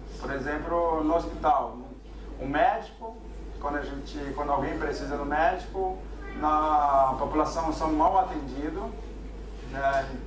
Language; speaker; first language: Portuguese; non-native, local second language; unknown